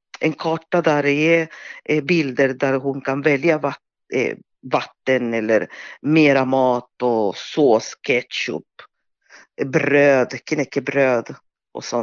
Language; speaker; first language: Swedish; non-native, fluent; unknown